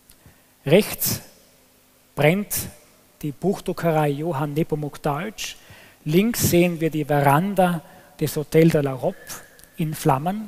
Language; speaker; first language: German; native; German